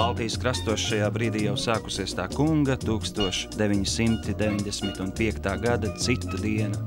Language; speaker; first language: Latvian; native; Latvian